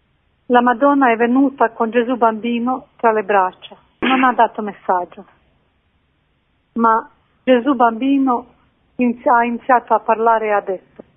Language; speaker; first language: Italian; non-native, fluent; Croatian